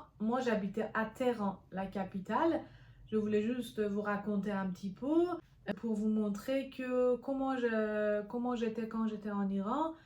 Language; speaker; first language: French; non-native, fluent; Persian